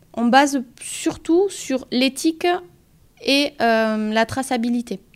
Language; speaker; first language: French; native; French